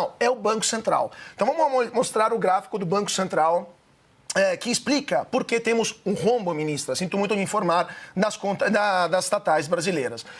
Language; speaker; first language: Portuguese; non-native, fluent; Italian